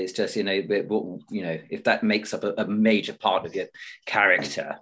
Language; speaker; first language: English; native; English